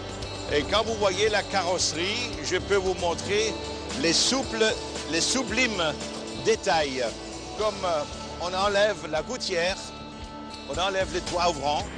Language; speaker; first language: French; non-native, fluent; German